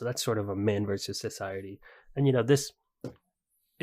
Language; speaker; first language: English; native; English